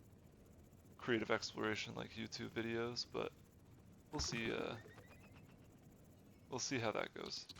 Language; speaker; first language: English; native; English